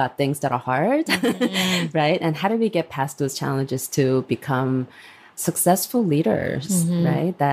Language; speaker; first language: English; non-native, fluent; Korean